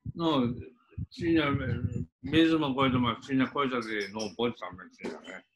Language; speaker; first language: Portuguese; non-native, fluent; Japanese